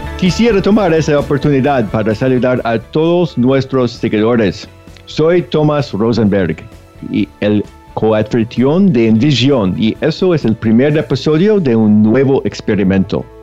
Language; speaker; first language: Spanish; non-native, fluent; English